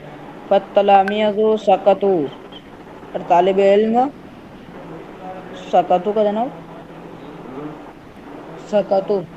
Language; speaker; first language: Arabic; non-native, learner; Urdu